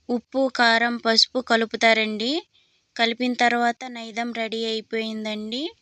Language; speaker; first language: Telugu; non-native, local second language; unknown